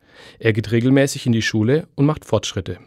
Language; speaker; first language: German; native; German